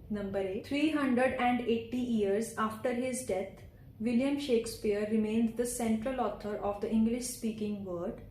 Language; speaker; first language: English; non-native, local second language; Punjabi